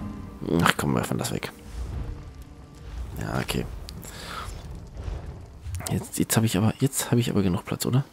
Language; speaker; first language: German; native; German